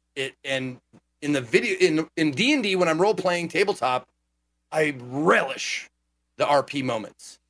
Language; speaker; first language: English; native; English